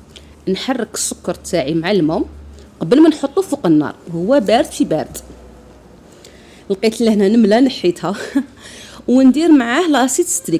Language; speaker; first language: Arabic; native; Arabic